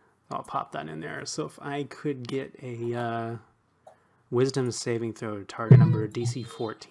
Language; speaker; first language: English; native; English